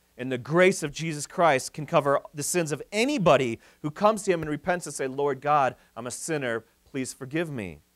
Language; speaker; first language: English; native; English